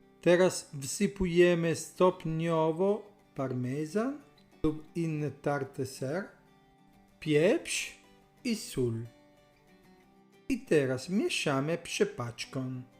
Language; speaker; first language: Polish; non-native, learner; Italian